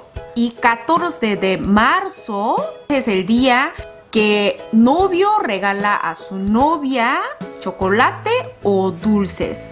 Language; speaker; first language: Spanish; non-native, learner; Korean